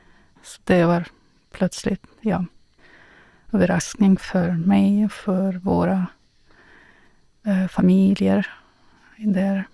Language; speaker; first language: Swedish; non-native, fluent; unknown